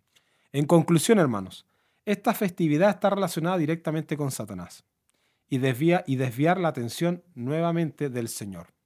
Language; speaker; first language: Spanish; native; Spanish